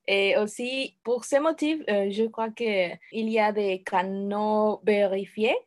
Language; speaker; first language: French; non-native, learner; Spanish